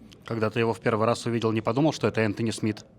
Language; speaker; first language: Russian; native; Russian